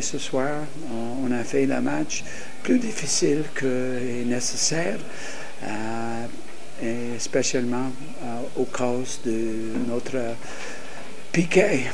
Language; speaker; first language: French; non-native, learner; English